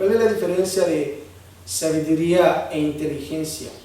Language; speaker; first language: Spanish; early bilingual, heritage; Spanish